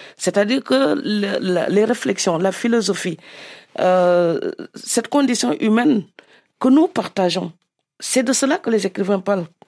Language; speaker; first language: French; non-native, local second language; Serer